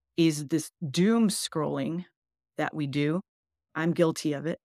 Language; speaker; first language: English; early bilingual, other home language; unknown